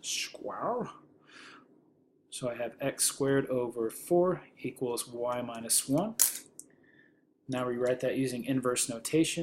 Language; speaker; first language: English; native; English